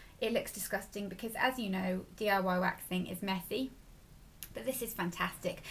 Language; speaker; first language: English; native; English